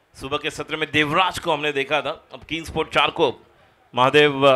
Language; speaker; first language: Hindi; non-native, local second language; Marathi